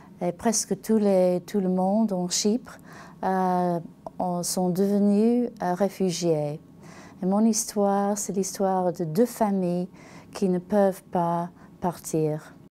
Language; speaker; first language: French; non-native, learner; English